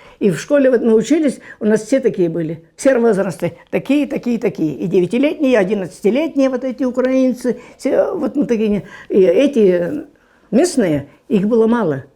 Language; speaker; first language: Russian; non-native, local second language; German